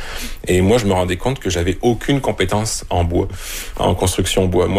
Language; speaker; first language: French; native; French